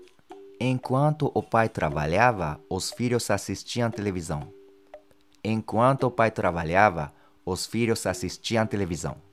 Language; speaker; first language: Portuguese; non-native, fluent; Japanese